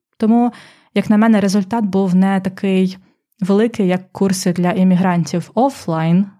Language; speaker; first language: Ukrainian; native; Ukrainian